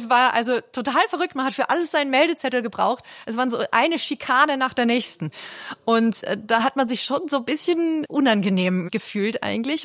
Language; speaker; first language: German; native; German